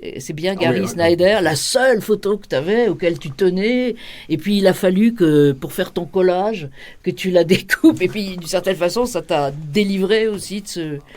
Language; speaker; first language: French; native; French